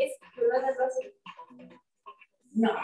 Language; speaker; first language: English; non-native, learner; Spanish